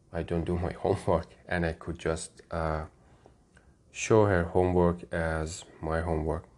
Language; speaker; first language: English; non-native, fluent; Persian